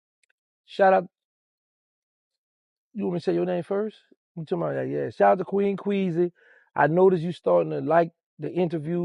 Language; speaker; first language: English; native; English